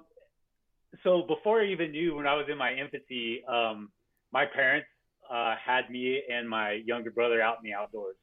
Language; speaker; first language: English; native; English